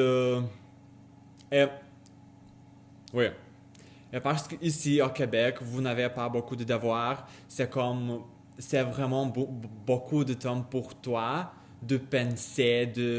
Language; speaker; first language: French; non-native, learner; Lithuanian